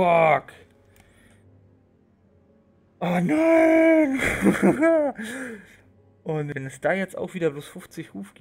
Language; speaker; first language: German; native; German